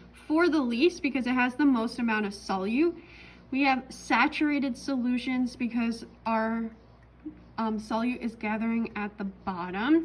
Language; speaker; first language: English; native; English